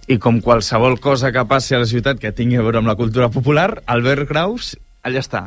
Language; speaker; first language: Catalan; native; Catalan